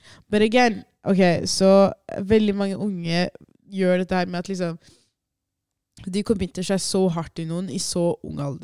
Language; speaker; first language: Norwegian; native; Norwegian